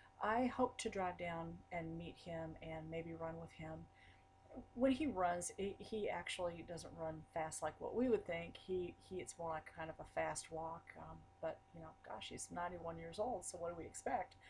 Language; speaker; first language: English; native; English